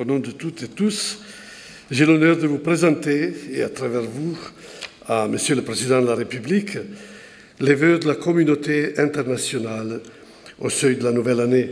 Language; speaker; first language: French; non-native, fluent; Italian